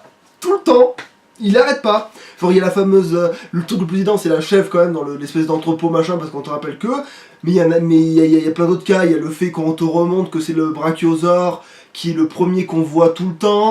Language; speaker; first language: French; native; French